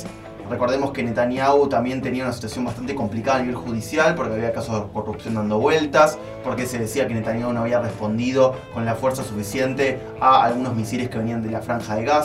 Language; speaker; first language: Spanish; native; Spanish